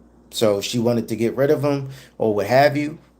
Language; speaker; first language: English; native; English